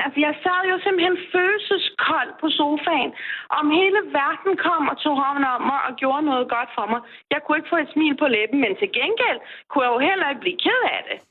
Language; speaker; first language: Danish; non-native, fluent; Persian